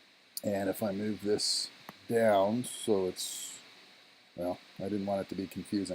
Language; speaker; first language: English; native; English